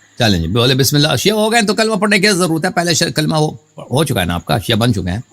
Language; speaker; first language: Urdu; non-native, fluent; Persian